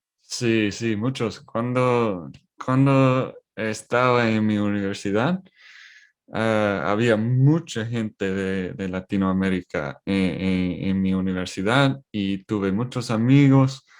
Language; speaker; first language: Spanish; non-native, learner; English